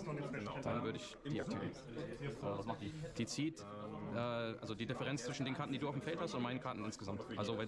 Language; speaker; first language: German; native; German